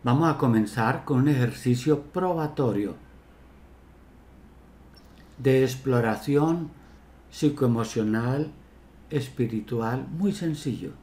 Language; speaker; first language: Spanish; native; Spanish